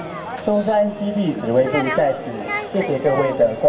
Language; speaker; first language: Chinese; native; Chinese